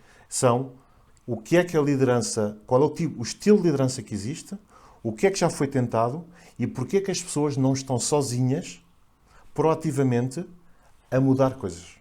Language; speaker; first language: Portuguese; native; Portuguese